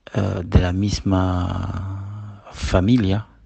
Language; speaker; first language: Spanish; early bilingual, heritage; Spanish